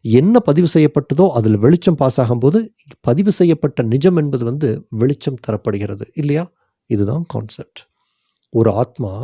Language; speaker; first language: Tamil; native; Tamil